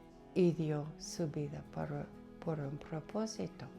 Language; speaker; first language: Spanish; non-native, fluent; English